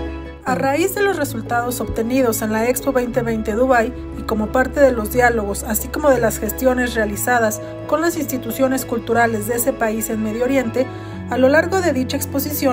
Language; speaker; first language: Spanish; native; Spanish